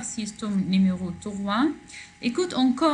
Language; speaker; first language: French; non-native, learner; Arabic